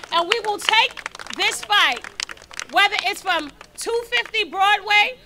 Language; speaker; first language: English; native; English